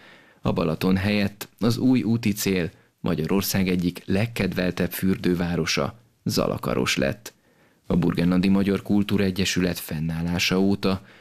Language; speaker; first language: Hungarian; native; Hungarian